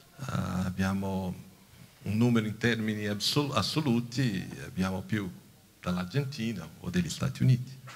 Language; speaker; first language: Italian; non-native, fluent; Portuguese